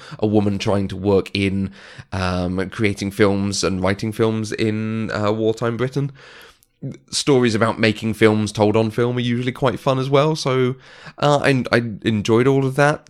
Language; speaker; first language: English; native; English